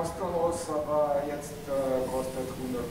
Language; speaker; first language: German; non-native, fluent; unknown